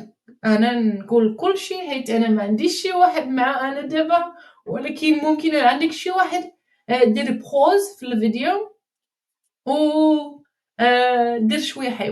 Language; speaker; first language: Arabic; non-native, learner; English